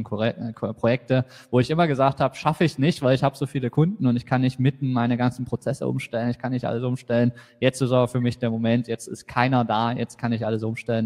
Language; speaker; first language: German; native; German